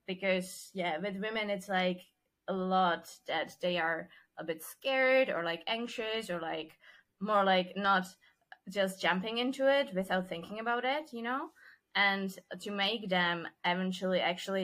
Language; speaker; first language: English; non-native, fluent; Czech